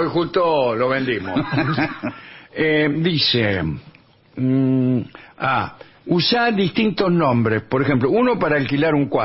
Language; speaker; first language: Spanish; native; Spanish